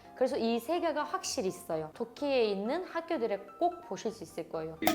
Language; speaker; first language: Korean; non-native, fluent; Turkish